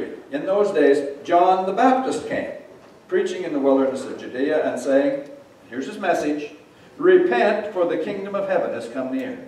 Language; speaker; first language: English; native; English